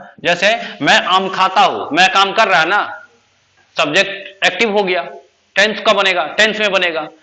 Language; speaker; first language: Hindi; native; Hindi